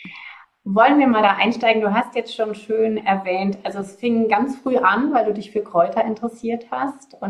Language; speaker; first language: German; native; German